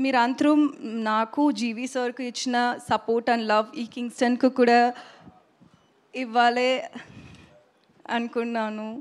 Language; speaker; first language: Telugu; non-native, local second language; Tamil